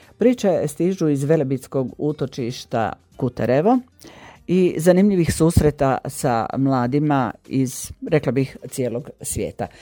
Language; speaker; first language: Croatian; native; Croatian